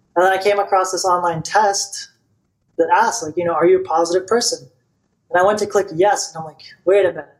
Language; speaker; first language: English; non-native, fluent; Bulgarian